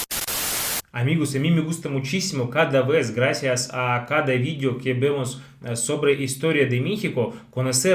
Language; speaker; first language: Spanish; non-native, fluent; Russian